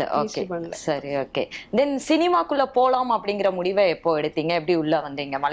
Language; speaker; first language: Tamil; native; Tamil